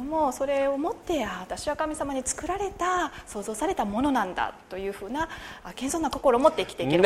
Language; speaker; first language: Japanese; native; Japanese